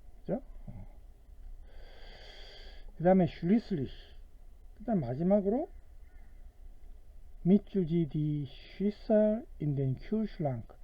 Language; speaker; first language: German; non-native, fluent; Korean